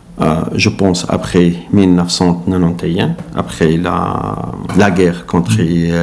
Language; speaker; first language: French; non-native, learner; Arabic